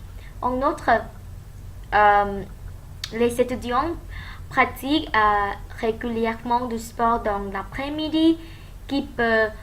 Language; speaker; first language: French; non-native, learner; Thai